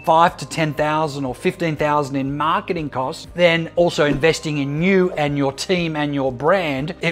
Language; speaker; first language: English; native; English